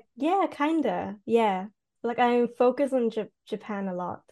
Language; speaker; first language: English; non-native, fluent; Cantonese